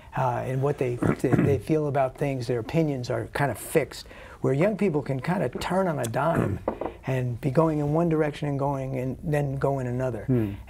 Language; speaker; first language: English; native; English